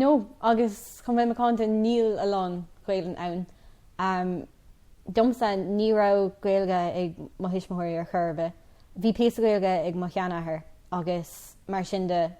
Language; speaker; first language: Irish; non-native, local second language; English